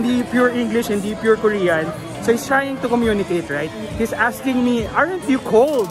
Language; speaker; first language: English; non-native, local second language; Filipino